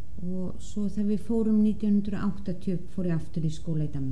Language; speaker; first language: Icelandic; non-native, fluent; Danish